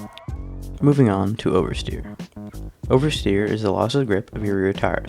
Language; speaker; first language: English; native; English